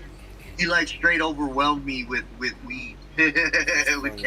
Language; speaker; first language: English; native; English